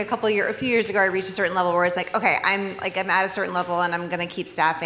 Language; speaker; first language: English; native; English